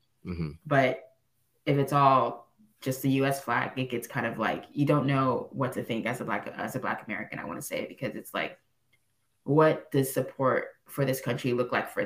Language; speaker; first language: English; native; English